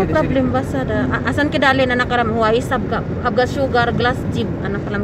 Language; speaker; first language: Arabic; non-native, learner; Filipino